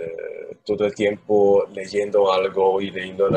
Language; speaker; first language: Spanish; non-native, learner; German